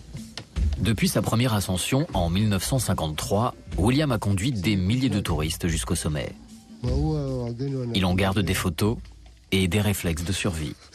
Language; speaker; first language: French; native; French